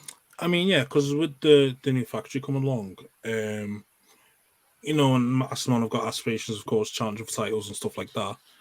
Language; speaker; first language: English; native; English